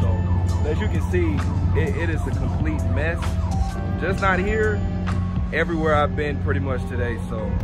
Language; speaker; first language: English; native; English